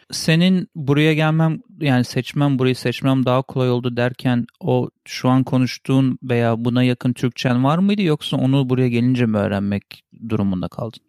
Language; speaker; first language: Turkish; native; Turkish